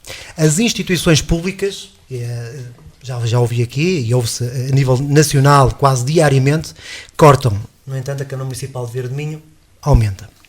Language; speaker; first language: Portuguese; native; Portuguese